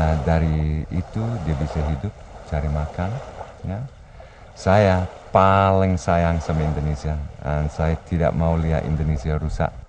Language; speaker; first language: Indonesian; non-native, learner; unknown